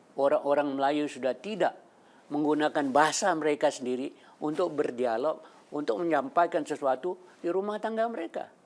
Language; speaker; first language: Malay; native; Malay